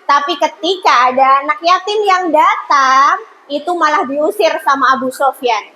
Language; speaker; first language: Indonesian; native; Indonesian